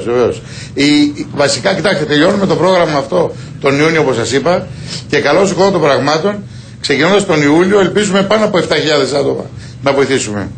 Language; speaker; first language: Greek; native; Greek